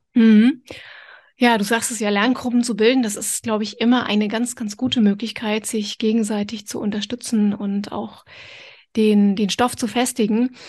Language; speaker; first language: German; native; German